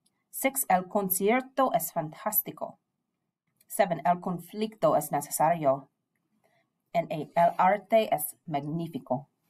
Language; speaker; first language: Spanish; non-native, fluent; English